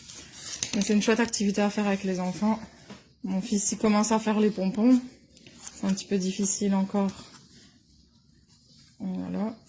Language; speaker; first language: French; native; French